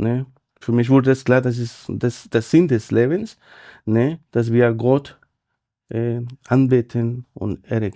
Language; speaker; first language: German; non-native, fluent; Spanish